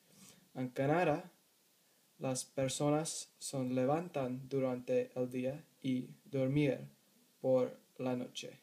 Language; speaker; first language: Spanish; non-native, learner; English